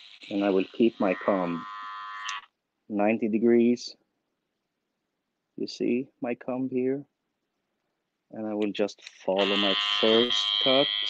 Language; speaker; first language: English; non-native, fluent; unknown